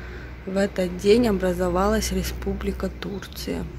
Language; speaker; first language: Russian; native; Russian